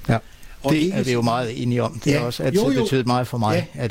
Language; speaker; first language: Danish; native; Danish